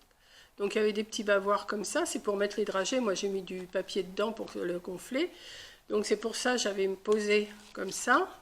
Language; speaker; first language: French; native; French